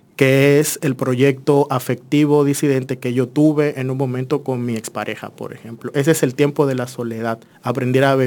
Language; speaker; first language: Spanish; native; Spanish